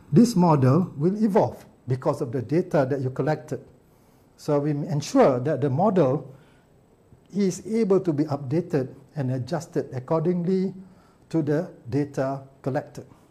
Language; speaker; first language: English; non-native, local second language; Malay